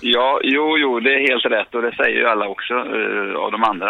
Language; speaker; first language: Swedish; native; Swedish